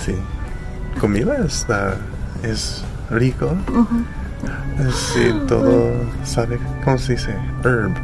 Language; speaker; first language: Spanish; non-native, learner; English